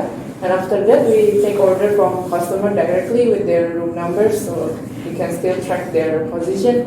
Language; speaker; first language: English; non-native, learner; Indonesian